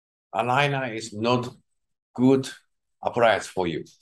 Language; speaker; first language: English; non-native, learner; Japanese